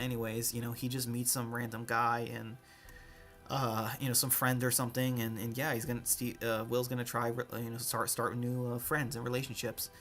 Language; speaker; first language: English; native; English